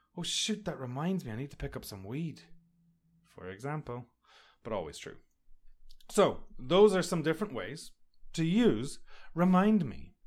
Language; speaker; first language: English; native; English